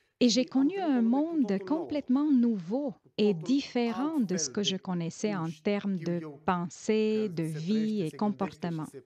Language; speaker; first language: French; non-native, fluent; Romanian